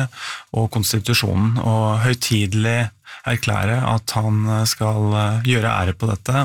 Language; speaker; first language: Norwegian; native; Norwegian